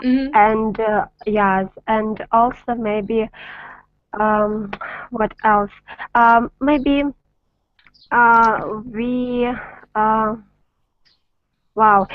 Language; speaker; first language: English; non-native, learner; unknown